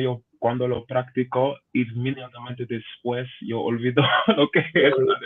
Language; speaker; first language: Spanish; non-native, learner; English